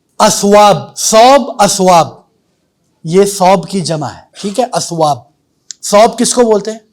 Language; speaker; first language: Urdu; native; Urdu